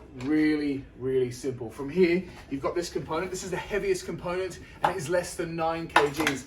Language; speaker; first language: English; native; English